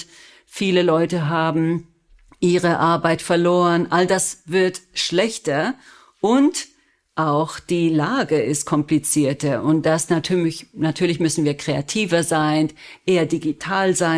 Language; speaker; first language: German; early bilingual, other home language; Spanish